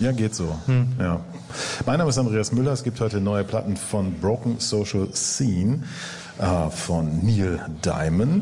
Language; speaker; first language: German; native; German